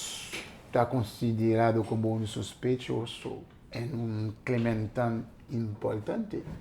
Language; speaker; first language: Spanish; non-native, fluent; Haitian Creole